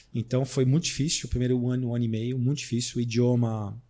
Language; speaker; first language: Portuguese; non-native, fluent; Dutch